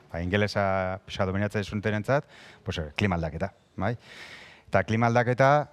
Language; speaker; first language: Basque; non-native, local second language; Spanish